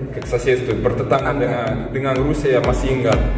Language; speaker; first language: Indonesian; non-native, fluent; Russian